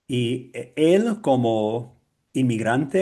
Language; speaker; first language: Spanish; non-native, learner; English